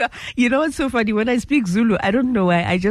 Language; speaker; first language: English; non-native, local second language; Zulu